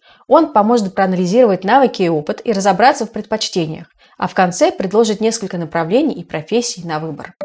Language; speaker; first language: Russian; native; Russian